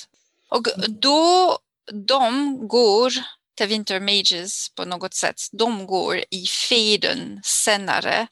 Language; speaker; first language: Swedish; non-native, fluent; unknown